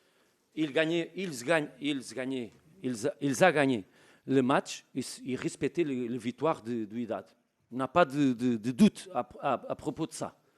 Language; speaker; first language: French; non-native, learner; Portuguese